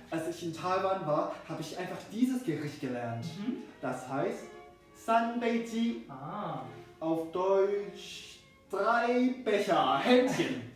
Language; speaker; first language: German; non-native, fluent; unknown